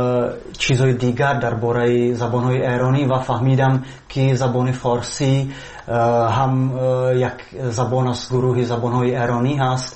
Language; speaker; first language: Persian; non-native, fluent; Czech